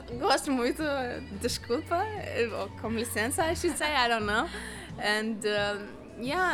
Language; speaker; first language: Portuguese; non-native, learner; Lithuanian